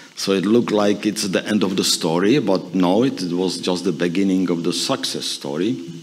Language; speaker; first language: English; non-native, fluent; Czech